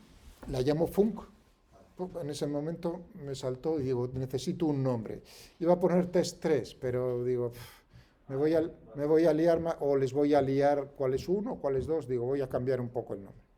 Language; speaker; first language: Spanish; native; Spanish